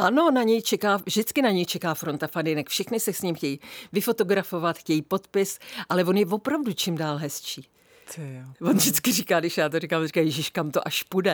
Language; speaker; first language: Czech; native; Czech